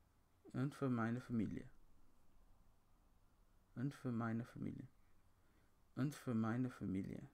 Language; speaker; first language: German; non-native, learner; English